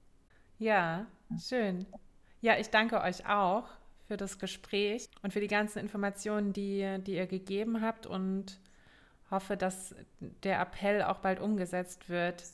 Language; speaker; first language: German; native; German